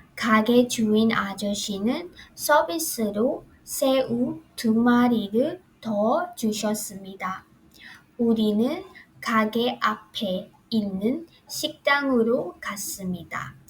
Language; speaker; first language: Korean; non-native, fluent; Burmese